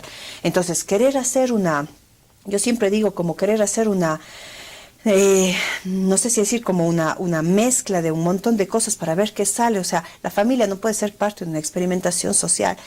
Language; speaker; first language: Spanish; native; Spanish